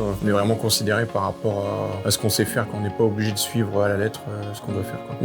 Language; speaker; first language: French; native; French